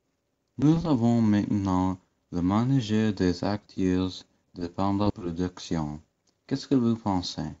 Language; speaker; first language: French; non-native, learner; English